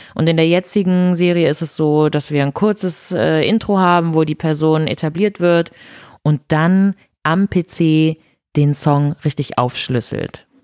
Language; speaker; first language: German; non-native, fluent; Portuguese